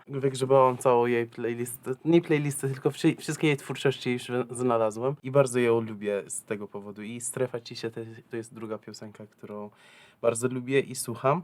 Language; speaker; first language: Polish; non-native, fluent; Persian